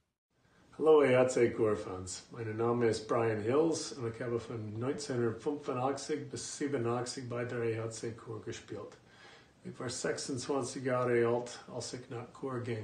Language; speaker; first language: German; non-native, fluent; English